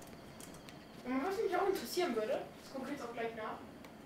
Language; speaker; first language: German; native; German